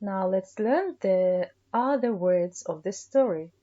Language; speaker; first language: English; non-native, fluent; Kazakh